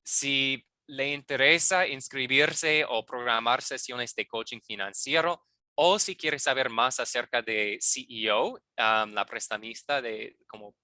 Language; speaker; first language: Spanish; non-native, fluent; English